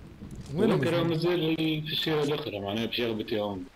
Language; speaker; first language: Arabic; native; Arabic